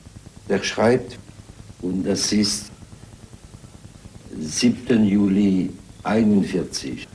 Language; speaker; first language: German; non-native, fluent; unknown